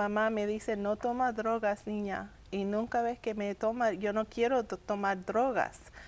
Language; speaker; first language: Spanish; early bilingual, heritage; English